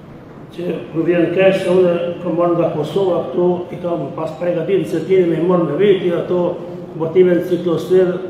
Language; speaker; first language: Albanian; native; Albanian